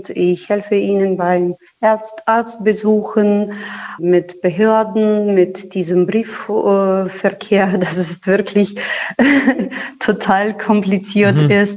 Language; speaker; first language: German; non-native, fluent; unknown